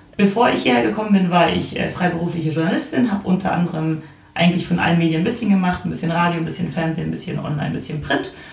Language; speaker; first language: German; early bilingual, other home language; Polish